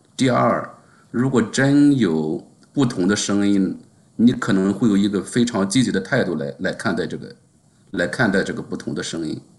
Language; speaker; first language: Chinese; native; Chinese